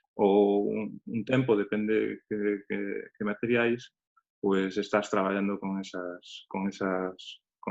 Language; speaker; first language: Spanish; native; Spanish